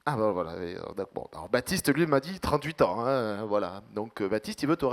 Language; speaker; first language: French; native; French